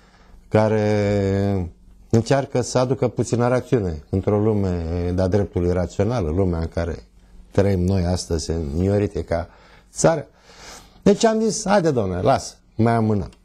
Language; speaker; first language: Romanian; native; Romanian